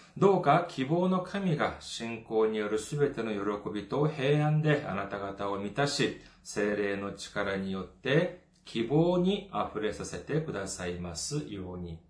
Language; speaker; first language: Japanese; non-native, fluent; Korean